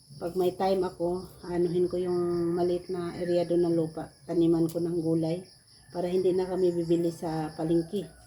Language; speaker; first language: Filipino; native; Filipino